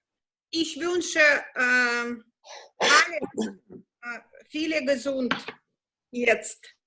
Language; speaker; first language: German; non-native, learner; Romanian